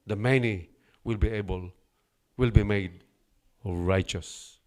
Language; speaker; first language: English; non-native, local second language; Filipino